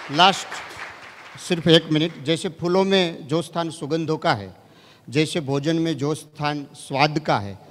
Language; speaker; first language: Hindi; non-native, local second language; Gujarati